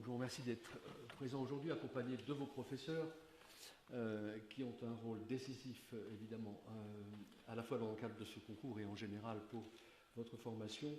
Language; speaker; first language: French; native; French